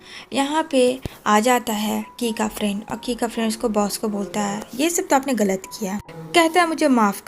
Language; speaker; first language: Hindi; native; Hindi